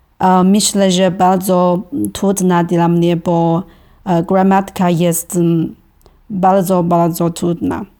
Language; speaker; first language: Polish; non-native, learner; Chinese